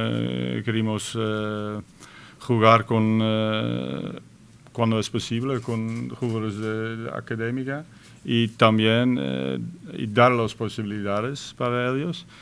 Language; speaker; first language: Spanish; non-native, fluent; Dutch